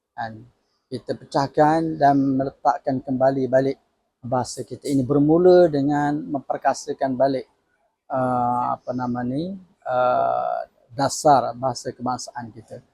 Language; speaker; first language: Malay; native; Malay